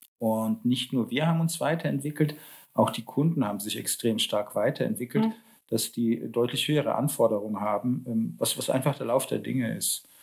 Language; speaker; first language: German; early bilingual, other home language; Polish